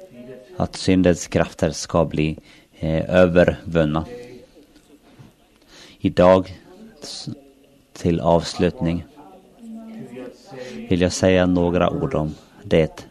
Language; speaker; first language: Swedish; non-native, local second language; Finnish